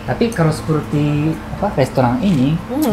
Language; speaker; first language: Indonesian; non-native, learner; Japanese